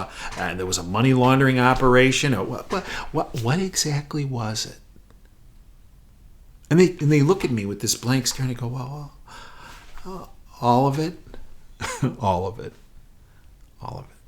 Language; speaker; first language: English; native; English